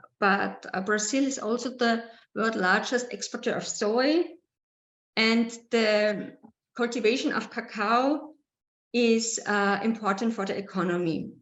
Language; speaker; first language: English; non-native, learner; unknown